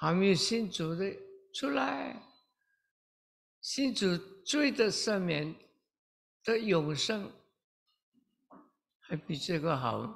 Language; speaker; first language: Chinese; early bilingual, heritage; Chinese